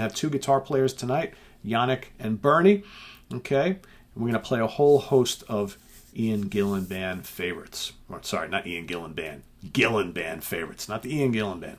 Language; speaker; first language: English; native; English